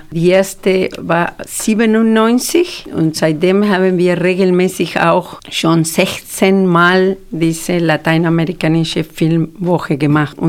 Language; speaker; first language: German; non-native, fluent; Spanish